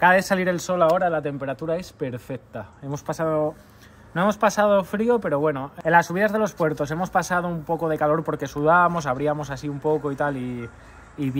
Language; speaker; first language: Spanish; native; Spanish